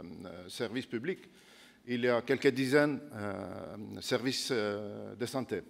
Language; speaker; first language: French; non-native, fluent; Estonian